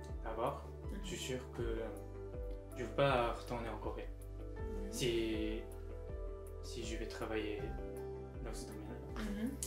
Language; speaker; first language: French; non-native, fluent; Korean